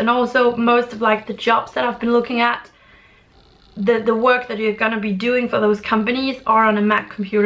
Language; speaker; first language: English; non-native, fluent; Danish